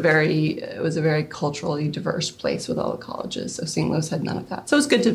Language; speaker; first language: English; native; English